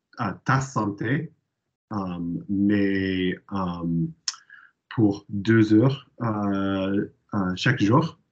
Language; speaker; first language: French; non-native, learner; English